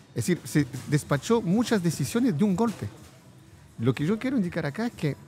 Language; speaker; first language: Spanish; non-native, fluent; French